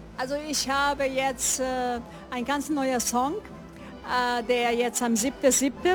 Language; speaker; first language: German; non-native, fluent; Italian